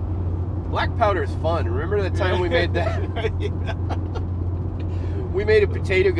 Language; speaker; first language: English; native; English